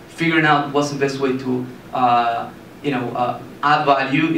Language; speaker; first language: English; non-native, fluent; Spanish